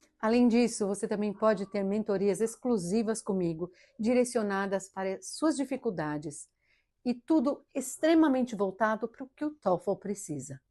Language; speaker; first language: Portuguese; early bilingual, heritage; Portuguese